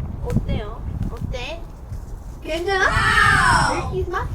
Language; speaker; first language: Korean; non-native, learner; English